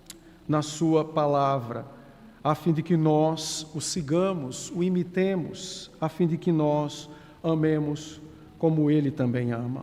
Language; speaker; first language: Portuguese; native; Portuguese